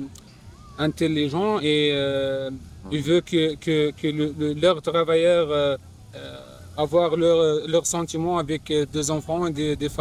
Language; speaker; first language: French; non-native, learner; Arabic